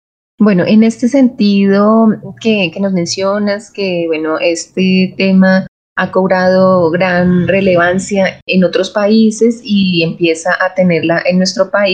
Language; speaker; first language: Spanish; native; Spanish